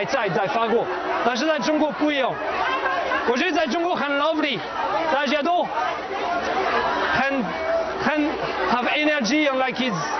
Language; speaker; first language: Chinese; non-native, fluent; French